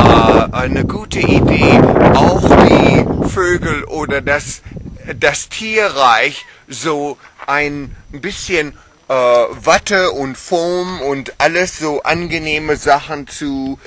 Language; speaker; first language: German; non-native, fluent; English